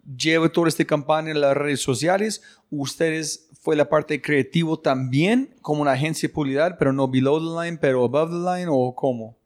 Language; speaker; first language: Spanish; non-native, fluent; English